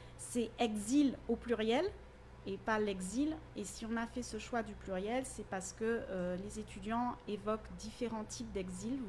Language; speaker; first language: French; native; French